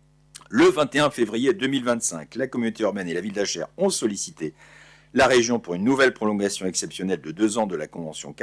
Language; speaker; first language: French; native; French